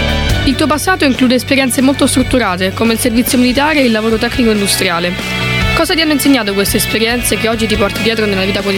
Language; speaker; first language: Italian; native; Italian